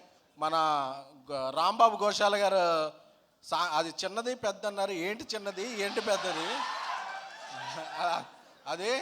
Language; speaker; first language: Telugu; native; Telugu